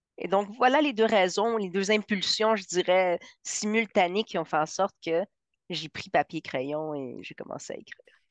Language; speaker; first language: French; early bilingual, other home language; Spanish